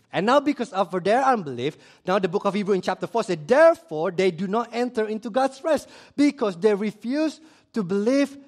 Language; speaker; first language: English; early bilingual, other home language; Indonesian